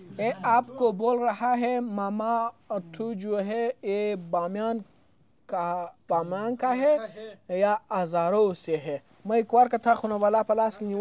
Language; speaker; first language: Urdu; non-native, learner; Pashto